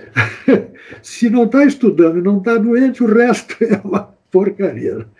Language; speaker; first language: Portuguese; native; Portuguese